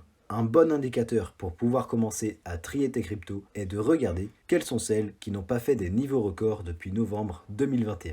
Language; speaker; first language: French; native; French